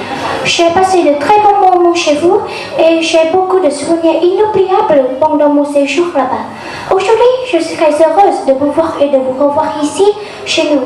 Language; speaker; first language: French; non-native, learner; Vietnamese